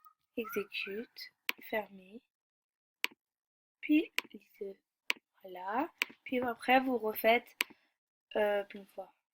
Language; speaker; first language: French; native; French